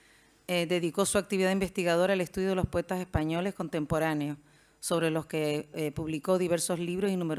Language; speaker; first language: Spanish; native; Spanish